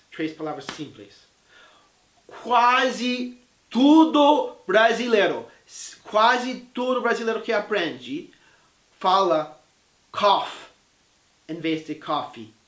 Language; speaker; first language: Portuguese; non-native, fluent; English